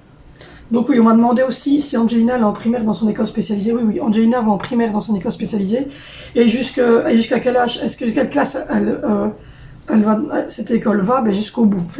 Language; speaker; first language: French; native; French